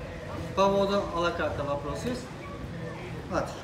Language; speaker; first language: Russian; non-native, learner; Turkish